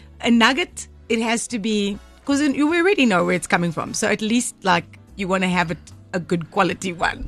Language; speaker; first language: English; non-native, local second language; Afrikaans